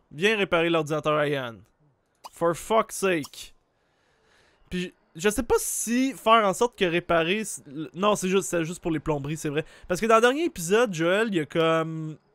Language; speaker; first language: French; native; French